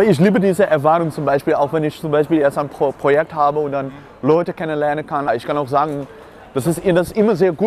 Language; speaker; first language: German; non-native, learner; Dutch